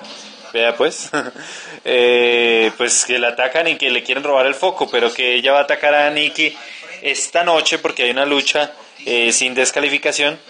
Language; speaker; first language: Spanish; native; Spanish